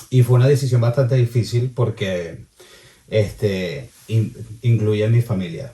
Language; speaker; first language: Spanish; native; Spanish